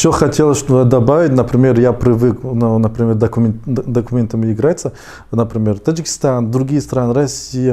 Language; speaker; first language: Russian; non-native, fluent; Tajik